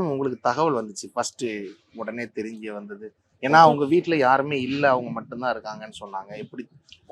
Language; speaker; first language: Tamil; native; Tamil